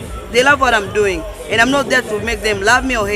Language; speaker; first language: English; non-native, learner; Swahili